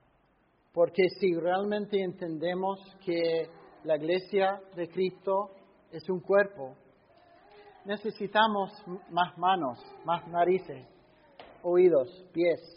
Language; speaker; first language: Spanish; non-native, fluent; English